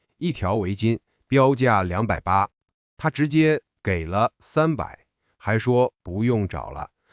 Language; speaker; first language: Chinese; non-native, fluent; English